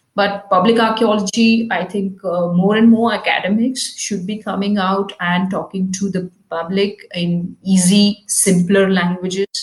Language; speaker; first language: English; non-native, local second language; Kannada